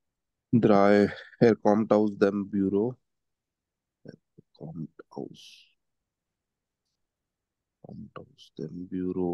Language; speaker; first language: German; non-native, learner; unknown